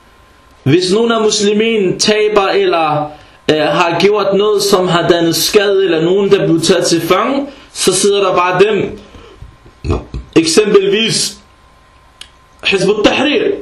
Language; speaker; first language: Danish; early bilingual, other home language; Arabic